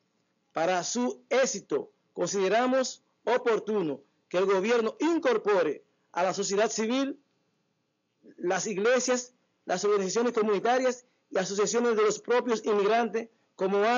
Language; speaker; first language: Spanish; native; Spanish